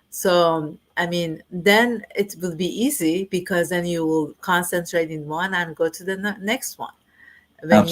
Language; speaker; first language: English; non-native, fluent; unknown